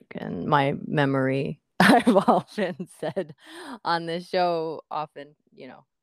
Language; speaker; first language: English; non-native, fluent; Japanese